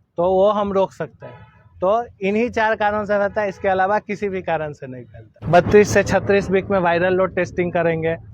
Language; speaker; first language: Hindi; non-native, local second language; Gujarati